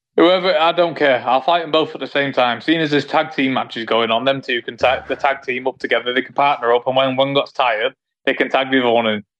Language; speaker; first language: English; native; English